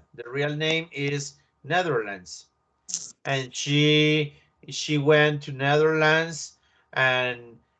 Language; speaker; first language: English; non-native, learner; Spanish